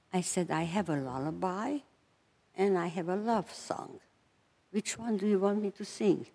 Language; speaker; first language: English; non-native, fluent; Hungarian